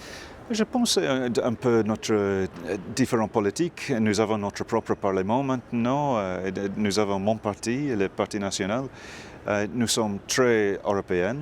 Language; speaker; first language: French; non-native, fluent; English